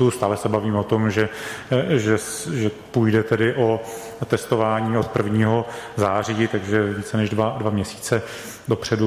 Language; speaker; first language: Czech; native; Czech